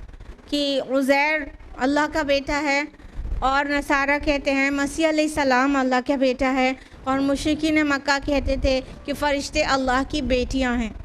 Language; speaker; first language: Urdu; native; Urdu